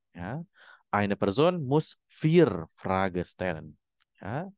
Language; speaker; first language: German; non-native, fluent; Indonesian